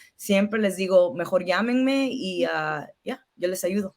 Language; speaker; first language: Spanish; early bilingual, heritage; Spanish